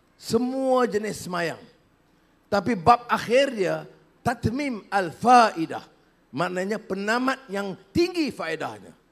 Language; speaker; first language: Malay; native; Malay